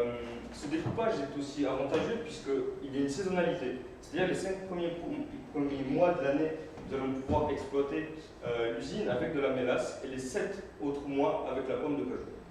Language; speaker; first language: French; native; French